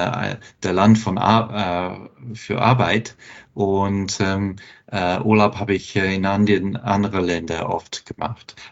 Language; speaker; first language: German; non-native, fluent; English